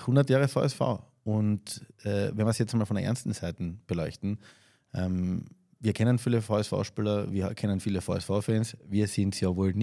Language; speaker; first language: German; native; German